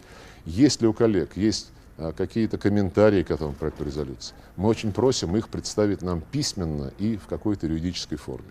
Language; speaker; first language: Russian; native; Russian